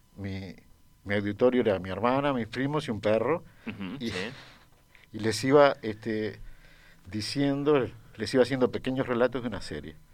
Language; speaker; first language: Spanish; native; Spanish